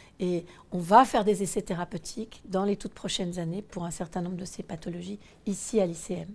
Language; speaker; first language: French; native; French